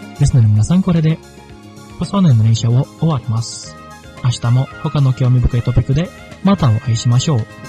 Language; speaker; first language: Japanese; non-native, fluent; Indonesian